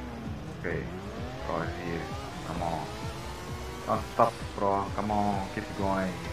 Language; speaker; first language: English; non-native, learner; Portuguese